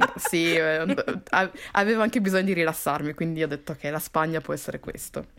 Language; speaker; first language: Italian; early bilingual, other home language; Somali